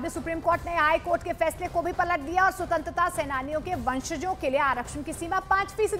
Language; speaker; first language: Hindi; native; Hindi